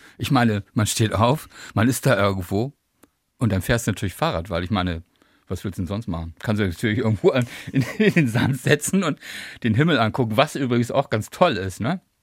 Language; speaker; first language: German; native; German